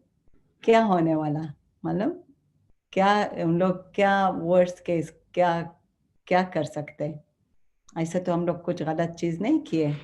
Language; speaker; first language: Hindi; non-native, fluent; Arabic